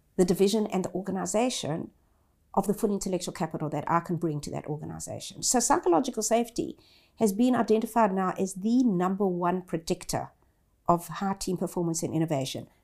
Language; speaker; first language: English; native; English